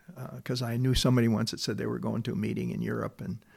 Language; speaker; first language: English; native; English